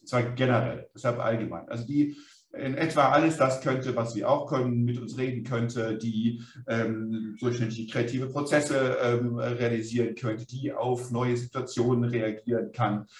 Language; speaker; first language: German; native; German